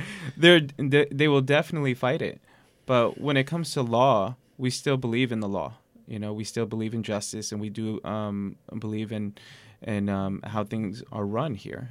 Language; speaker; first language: English; native; English